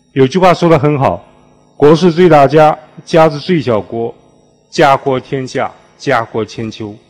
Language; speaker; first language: Chinese; native; Chinese